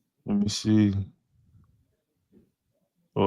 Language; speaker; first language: English; native; English